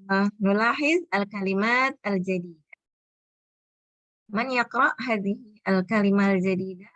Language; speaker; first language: Arabic; non-native, fluent; Indonesian